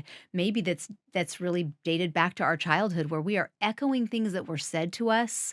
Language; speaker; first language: English; native; English